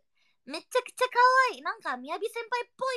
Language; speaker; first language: Japanese; non-native, learner; Indonesian